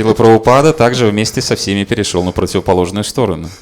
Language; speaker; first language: Russian; native; Russian